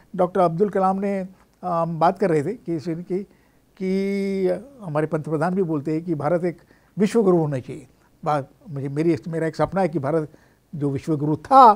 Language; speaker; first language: Hindi; non-native, local second language; Marathi